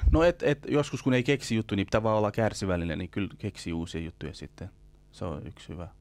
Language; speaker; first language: Finnish; early bilingual, other home language; Kurdish